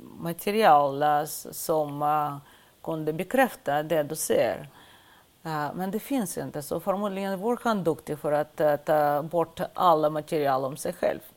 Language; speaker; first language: Swedish; non-native, fluent; Russian